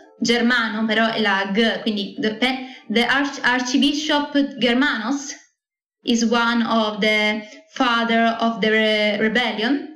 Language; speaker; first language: English; non-native, learner; Italian